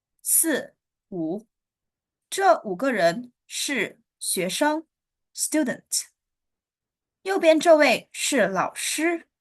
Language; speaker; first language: Chinese; non-native, fluent; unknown